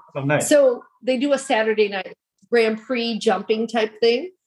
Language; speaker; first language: English; native; English